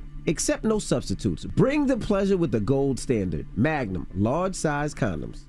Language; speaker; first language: English; native; English